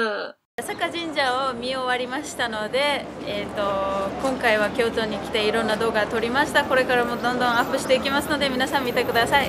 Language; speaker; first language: Japanese; non-native, fluent; Uzbek